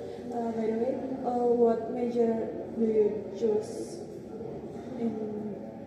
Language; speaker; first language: English; non-native, learner; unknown